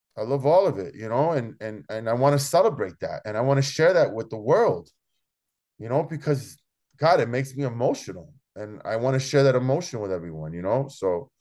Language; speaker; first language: English; early bilingual, other home language; Spanish